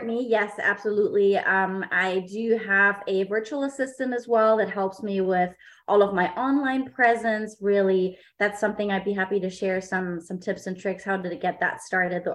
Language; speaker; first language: English; non-native, fluent; German